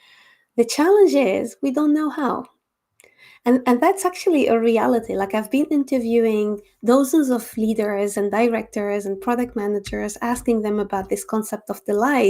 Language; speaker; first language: English; non-native, fluent; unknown